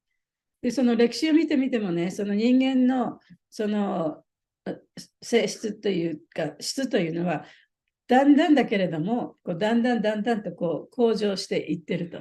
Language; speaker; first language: Japanese; native; Japanese